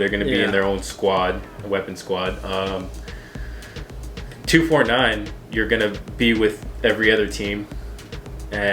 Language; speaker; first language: English; native; English